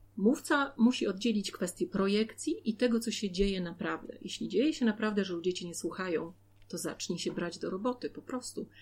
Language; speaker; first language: Polish; native; Polish